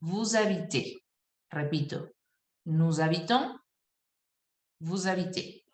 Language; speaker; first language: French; non-native, fluent; Spanish